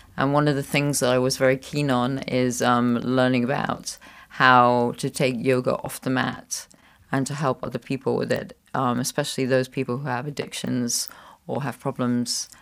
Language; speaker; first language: English; native; English